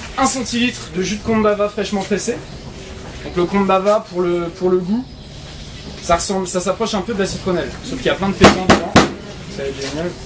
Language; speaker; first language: French; non-native, fluent; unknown